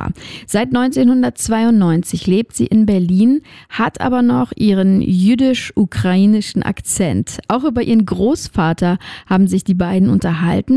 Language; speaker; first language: German; native; German